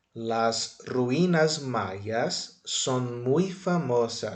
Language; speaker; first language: Spanish; non-native, fluent; Portuguese